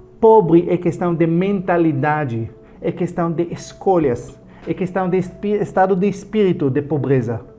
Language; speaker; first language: Portuguese; non-native, fluent; Hebrew